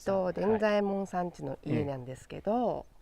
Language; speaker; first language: Japanese; native; Japanese